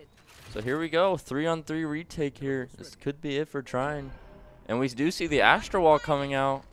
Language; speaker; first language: English; native; English